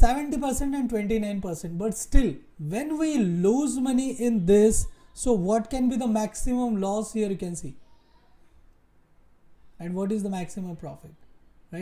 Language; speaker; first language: English; non-native, local second language; Hindi